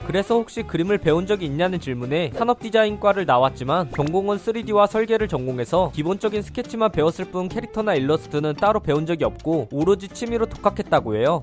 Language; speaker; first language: Korean; native; Korean